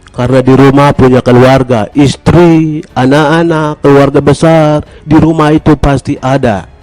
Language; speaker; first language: Indonesian; non-native, local second language; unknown